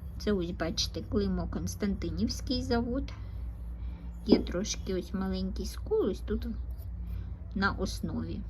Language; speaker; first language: Ukrainian; non-native, local second language; Russian